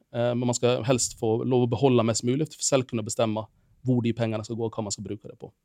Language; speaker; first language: Norwegian; non-native, fluent; Finnish